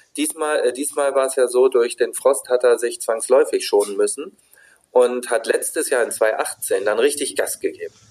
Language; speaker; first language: German; native; German